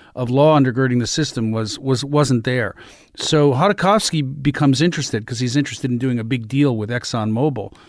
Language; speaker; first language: English; native; English